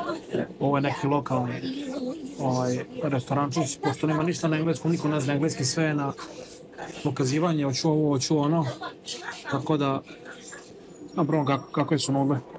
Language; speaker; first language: Bosnian; native; Bosnian